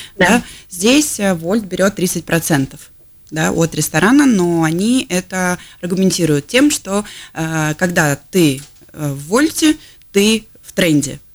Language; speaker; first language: Russian; native; Russian